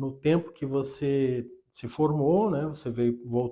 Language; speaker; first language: Portuguese; native; Portuguese